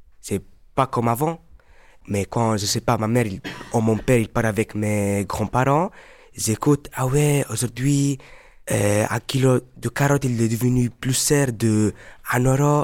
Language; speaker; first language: French; non-native, learner; Arabic